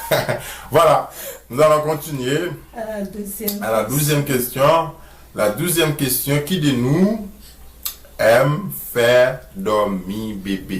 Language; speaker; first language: French; non-native, local second language; Haitian Creole